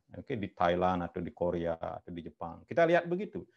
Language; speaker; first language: Indonesian; non-native, local second language; Balinese